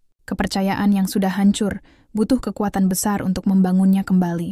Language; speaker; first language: Indonesian; native; Indonesian